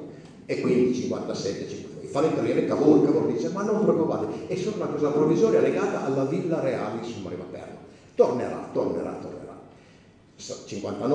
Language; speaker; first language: Italian; native; Italian